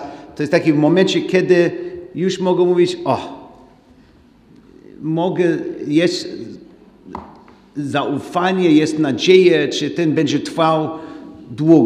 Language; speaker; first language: Polish; non-native, learner; English